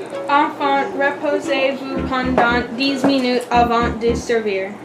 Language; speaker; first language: French; non-native, learner; English